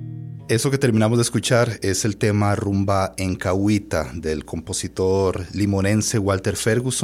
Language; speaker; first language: Spanish; native; Spanish